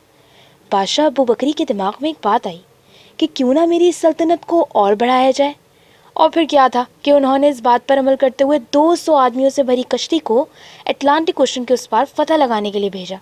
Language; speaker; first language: Urdu; native; Urdu